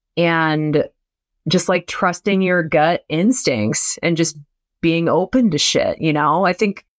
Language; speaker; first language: English; native; English